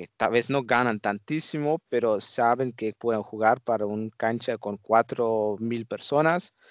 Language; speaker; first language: Spanish; non-native, fluent; Dutch